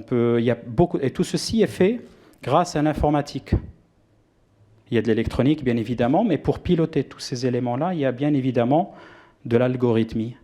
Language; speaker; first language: French; non-native, local second language; Arabic